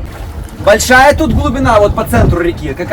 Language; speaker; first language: Russian; native; Russian